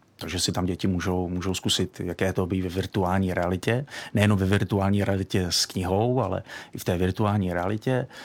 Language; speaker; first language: Czech; native; Czech